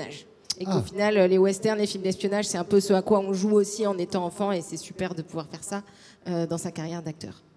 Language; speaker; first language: French; native; French